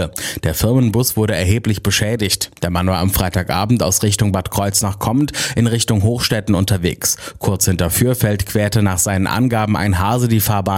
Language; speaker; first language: German; native; German